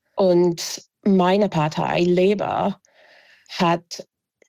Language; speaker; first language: German; non-native, fluent; English